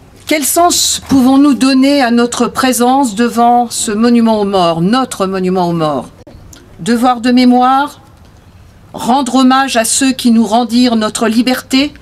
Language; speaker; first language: French; native; French